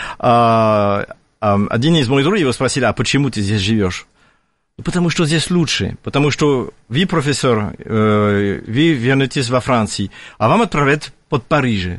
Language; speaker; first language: Russian; non-native, fluent; French